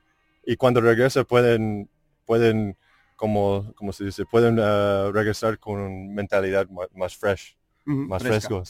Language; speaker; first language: Spanish; non-native, fluent; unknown